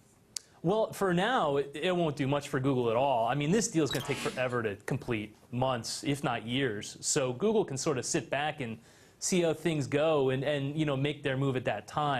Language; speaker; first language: English; native; English